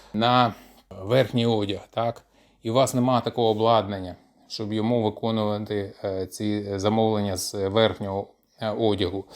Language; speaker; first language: Ukrainian; non-native, local second language; Russian